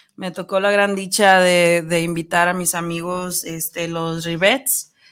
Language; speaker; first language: Spanish; native; Spanish